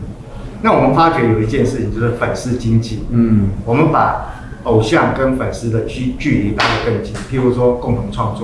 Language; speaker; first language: Chinese; native; Chinese